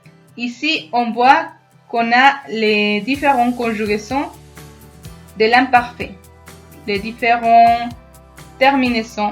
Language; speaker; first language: French; non-native, fluent; Spanish